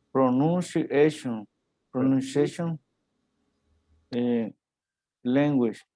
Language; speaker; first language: English; non-native, learner; Spanish